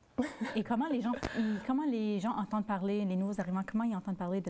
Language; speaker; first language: French; native; French